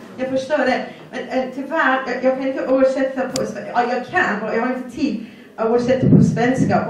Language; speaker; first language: Swedish; non-native, fluent; Persian